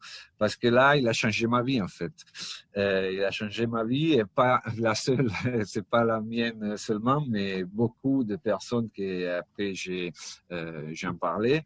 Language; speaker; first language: French; non-native, fluent; Italian